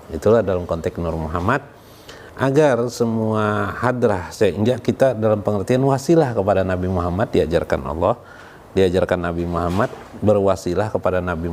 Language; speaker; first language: Indonesian; native; Indonesian